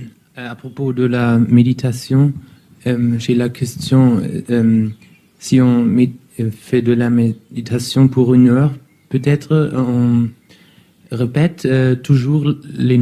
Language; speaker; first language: French; non-native, learner; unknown